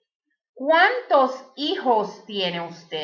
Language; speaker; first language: Spanish; early bilingual, heritage; Spanish